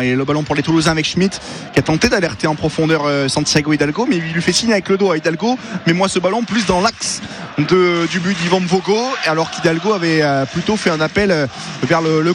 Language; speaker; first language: French; native; French